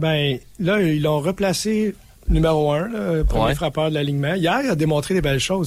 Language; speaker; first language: French; native; French